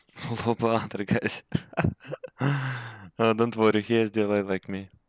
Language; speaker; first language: English; non-native, fluent; Russian